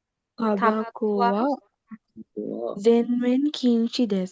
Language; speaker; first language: Japanese; non-native, learner; Sinhala